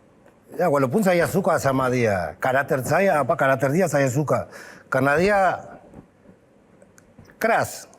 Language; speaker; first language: Indonesian; non-native, fluent; Spanish